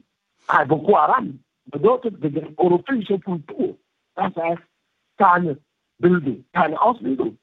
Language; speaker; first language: German; non-native, fluent; French